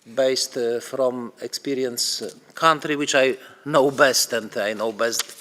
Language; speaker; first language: English; non-native, fluent; Polish